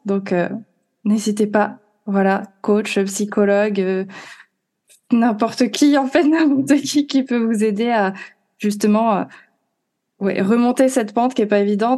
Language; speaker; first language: French; native; French